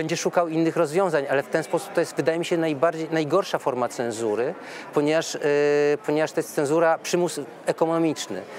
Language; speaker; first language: Polish; native; Polish